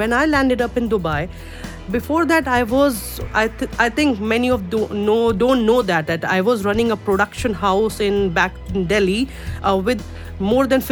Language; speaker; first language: English; non-native, local second language; Urdu